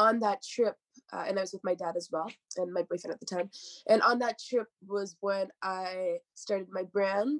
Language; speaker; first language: English; native; English